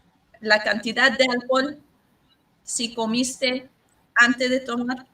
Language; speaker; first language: Spanish; non-native, learner; English